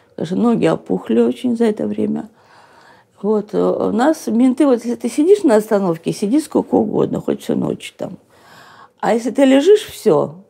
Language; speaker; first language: Russian; native; Russian